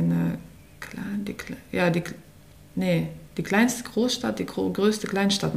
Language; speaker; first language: German; early bilingual, other home language; Russian